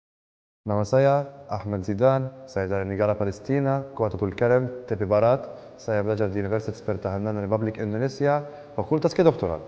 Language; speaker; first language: Indonesian; non-native, learner; Arabic